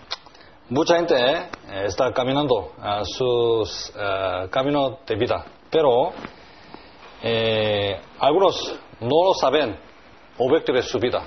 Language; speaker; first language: Spanish; non-native, learner; Korean